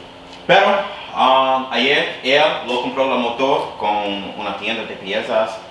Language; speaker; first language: Spanish; non-native, learner; English